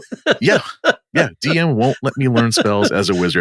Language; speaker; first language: English; native; English